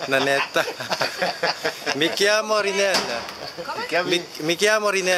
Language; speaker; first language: Italian; non-native, learner; Filipino